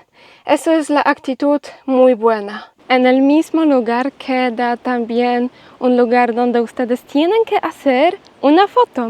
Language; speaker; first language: Spanish; non-native, learner; Polish